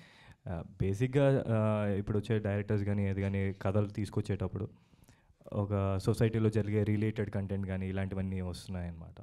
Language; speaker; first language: Telugu; native; Telugu